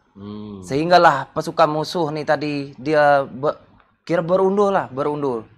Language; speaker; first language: Malay; non-native, local second language; Iban